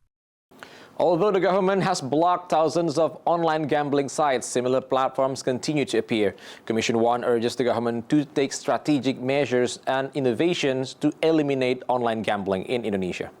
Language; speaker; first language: English; non-native, fluent; Indonesian